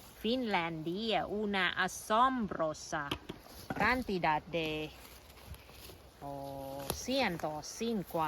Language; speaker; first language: Spanish; non-native, learner; Thai